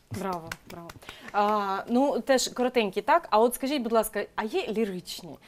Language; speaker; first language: Ukrainian; native; Ukrainian